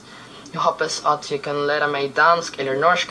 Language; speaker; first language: Swedish; non-native, learner; Filipino